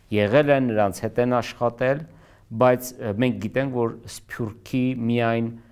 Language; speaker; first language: Armenian; native; Armenian